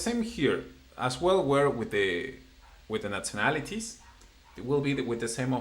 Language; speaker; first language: English; non-native, fluent; Spanish